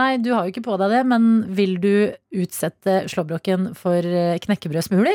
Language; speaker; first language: Norwegian; native; Norwegian